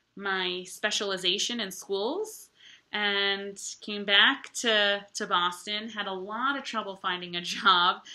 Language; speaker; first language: English; native; English